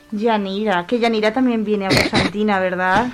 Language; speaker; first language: Spanish; native; Spanish